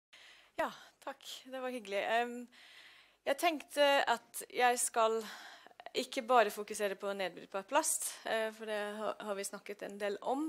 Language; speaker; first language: Norwegian; non-native, fluent; English